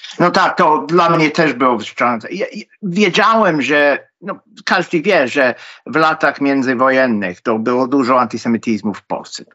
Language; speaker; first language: Polish; non-native, fluent; English